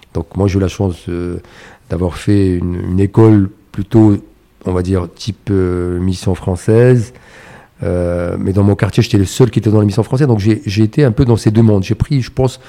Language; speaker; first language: French; non-native, local second language; Arabic